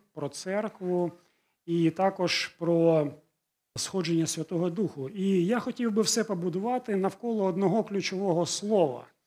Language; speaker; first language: Ukrainian; non-native, local second language; Russian